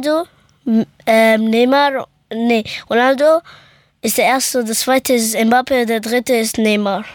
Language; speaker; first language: German; early bilingual, other home language; Persian